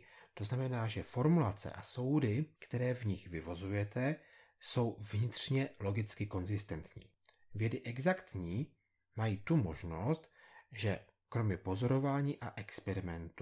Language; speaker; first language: Czech; native; Czech